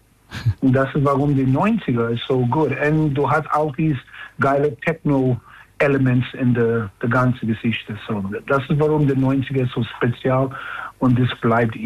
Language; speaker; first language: German; non-native, learner; English